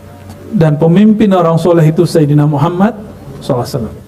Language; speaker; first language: Indonesian; native; Indonesian